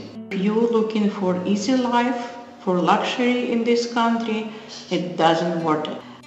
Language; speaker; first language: English; non-native, learner; Russian